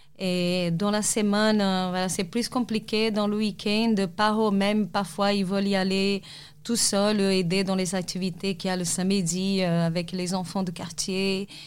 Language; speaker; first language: French; non-native, fluent; Portuguese